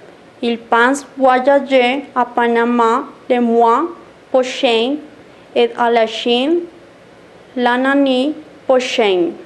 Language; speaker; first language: French; non-native, learner; Spanish